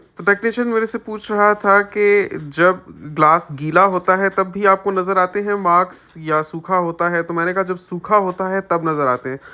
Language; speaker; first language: Urdu; native; Urdu